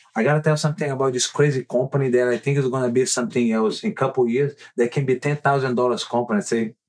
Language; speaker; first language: English; non-native, learner; Portuguese